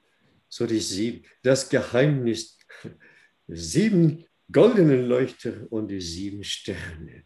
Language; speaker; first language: German; non-native, fluent; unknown